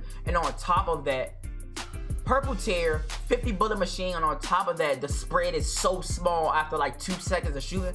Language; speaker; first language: English; native; English